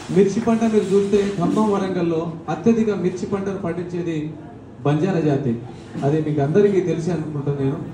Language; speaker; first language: Telugu; non-native, local second language; Lambadi